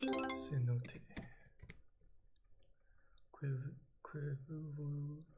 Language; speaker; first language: French; non-native, learner; English